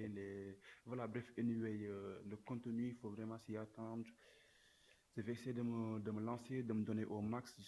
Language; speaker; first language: French; non-native, local second language; Wolof